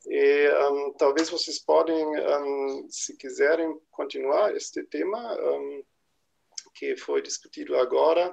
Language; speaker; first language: Portuguese; non-native, fluent; German